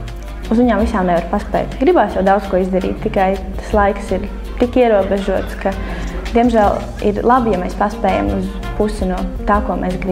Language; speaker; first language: Latvian; native; Latvian